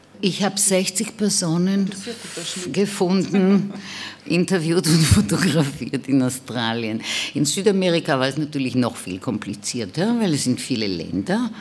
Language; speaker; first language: German; non-native, fluent; Hebrew